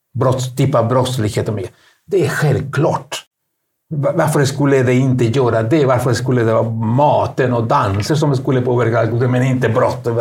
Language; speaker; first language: Swedish; non-native, fluent; Spanish